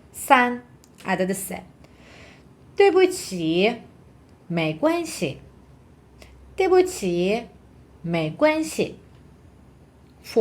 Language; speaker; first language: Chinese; non-native, fluent; Persian